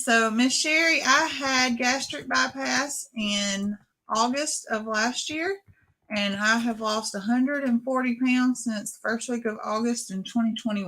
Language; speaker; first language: English; native; English